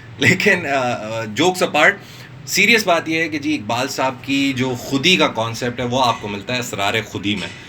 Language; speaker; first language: Urdu; non-native, local second language; Northern Hindko